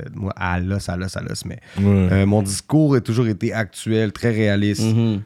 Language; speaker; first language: French; native; French